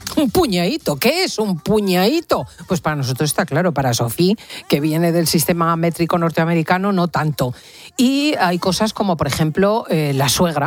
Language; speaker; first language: Spanish; native; Spanish